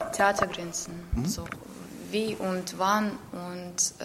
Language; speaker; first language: German; non-native, learner; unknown